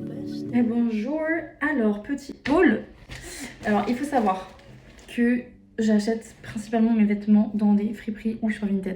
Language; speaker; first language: French; native; French